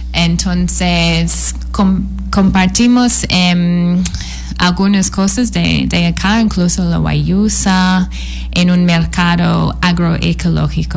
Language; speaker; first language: Spanish; non-native, fluent; English